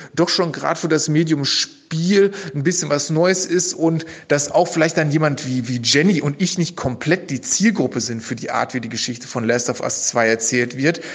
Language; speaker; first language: German; native; German